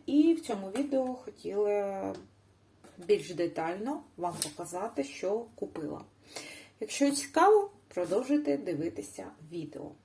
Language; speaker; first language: Ukrainian; native; Ukrainian